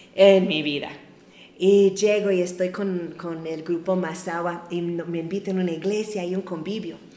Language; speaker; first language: Spanish; non-native, fluent; English